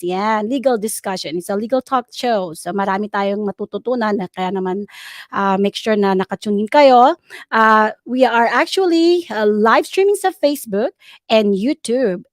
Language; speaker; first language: Filipino; native; Filipino